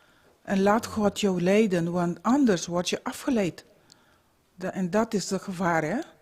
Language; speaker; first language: Dutch; non-native, local second language; Papiamento